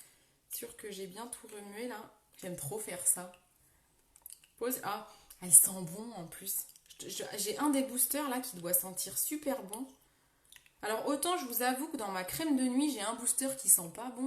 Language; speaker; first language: French; native; French